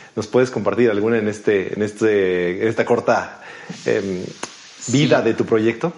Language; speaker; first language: Spanish; native; Spanish